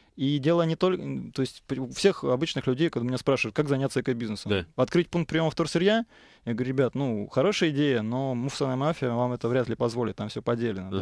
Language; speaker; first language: Russian; native; Russian